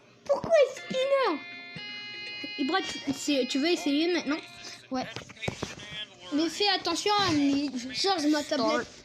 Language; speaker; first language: French; native; French